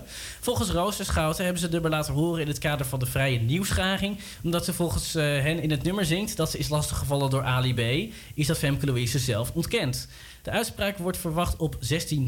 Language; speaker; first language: Dutch; native; Dutch